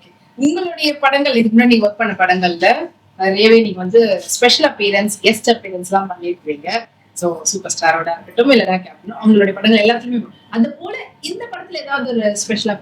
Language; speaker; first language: Tamil; native; Tamil